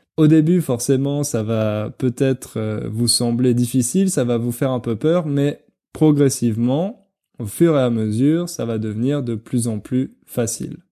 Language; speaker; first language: French; native; French